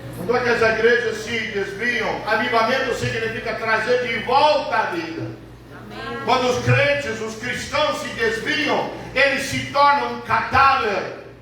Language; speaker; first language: Portuguese; early bilingual, other home language; English